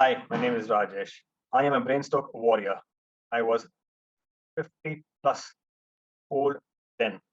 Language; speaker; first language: English; non-native, local second language; Hindi